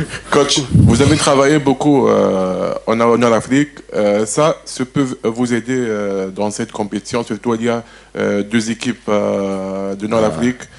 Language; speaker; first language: French; non-native, learner; Arabic